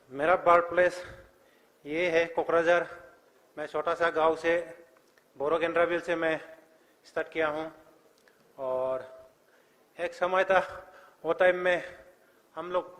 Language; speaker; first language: Hindi; non-native, local second language; Bodo